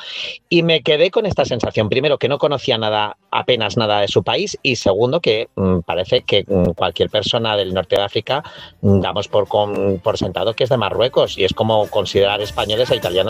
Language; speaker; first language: Spanish; native; Spanish